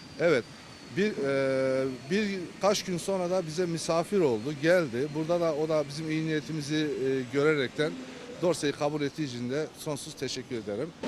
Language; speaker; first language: Turkish; native; Turkish